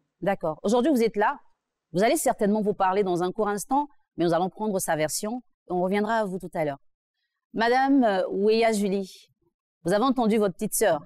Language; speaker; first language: French; native; French